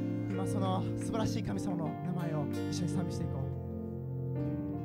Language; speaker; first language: Japanese; native; Japanese